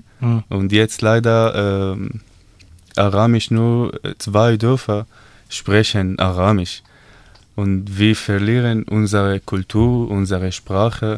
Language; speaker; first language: German; non-native, learner; Arabic